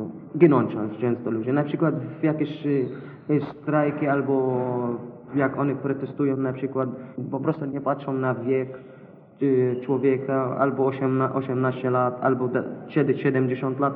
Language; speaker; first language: Polish; non-native, fluent; Arabic